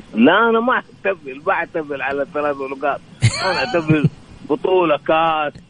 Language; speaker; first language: Arabic; native; Arabic